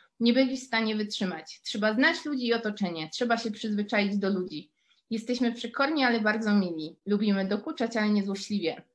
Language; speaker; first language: Polish; native; Polish